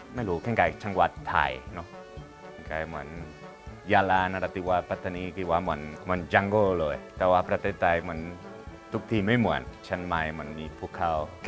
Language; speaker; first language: Thai; non-native, learner; Spanish